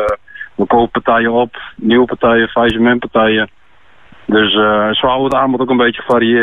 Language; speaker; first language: Dutch; native; Dutch